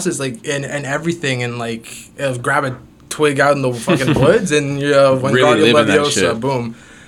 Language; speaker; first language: English; native; English